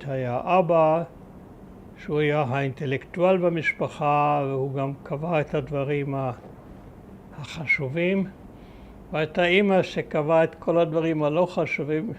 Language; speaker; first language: Hebrew; early bilingual, other home language; German